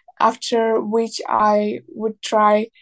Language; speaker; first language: English; non-native, learner; Ukrainian